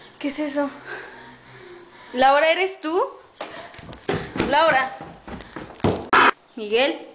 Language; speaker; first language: Spanish; native; Spanish